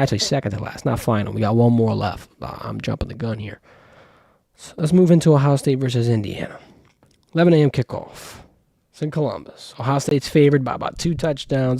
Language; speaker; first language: English; native; English